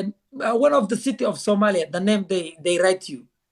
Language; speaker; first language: English; non-native, learner; Somali